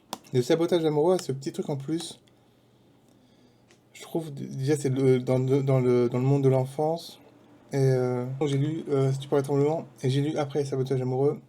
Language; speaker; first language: French; native; French